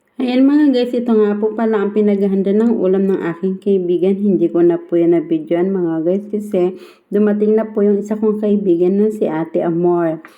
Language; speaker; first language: Filipino; non-native, local second language; Bikol